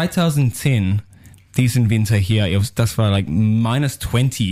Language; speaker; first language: German; non-native, learner; English